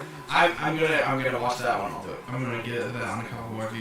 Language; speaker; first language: English; native; English